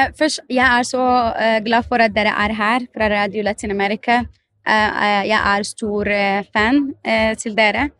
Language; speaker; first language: Norwegian; non-native, fluent; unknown